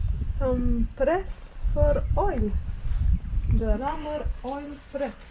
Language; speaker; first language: English; non-native, learner; Romanian